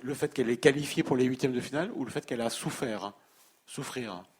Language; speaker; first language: French; native; French